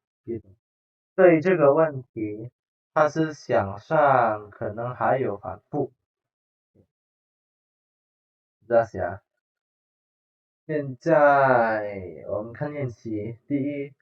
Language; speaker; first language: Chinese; non-native, fluent; Indonesian